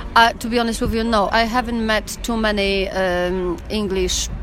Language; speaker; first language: English; non-native, fluent; Polish